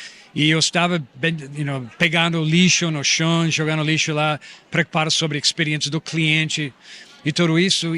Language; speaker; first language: Portuguese; non-native, fluent; English